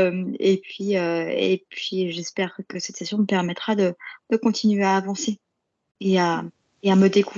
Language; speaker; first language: French; native; French